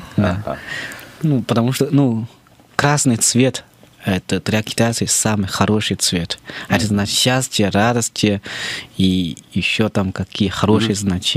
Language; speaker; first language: Russian; non-native, fluent; Chinese